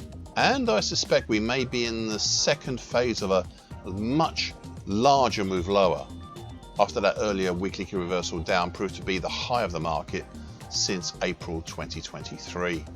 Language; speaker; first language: English; native; English